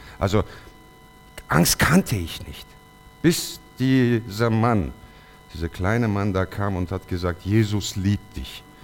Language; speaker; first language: German; early bilingual, other home language; Turkish